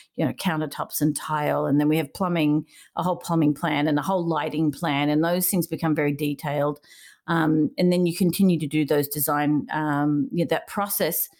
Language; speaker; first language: English; native; English